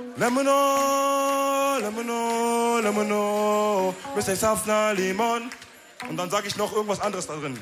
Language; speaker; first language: German; early bilingual, other home language; Wolof